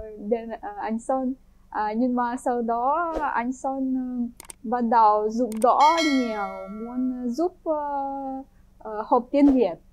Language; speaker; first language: Vietnamese; non-native, fluent; Ukrainian